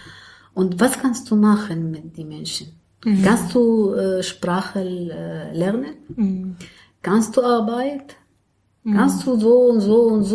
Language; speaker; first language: German; non-native, learner; Arabic